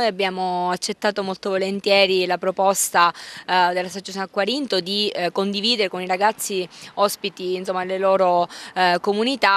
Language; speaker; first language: Italian; native; Italian